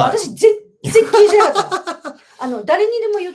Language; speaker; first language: Japanese; native; Japanese